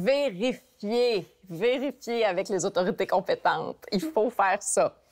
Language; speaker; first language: French; native; French